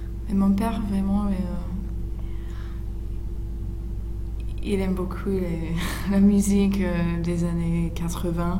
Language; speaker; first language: French; non-native, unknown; English